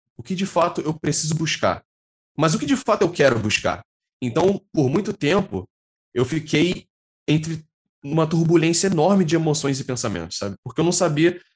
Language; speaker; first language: Portuguese; native; Portuguese